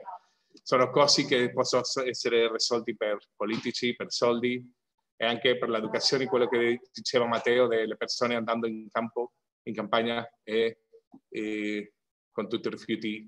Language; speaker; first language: Italian; non-native, fluent; Spanish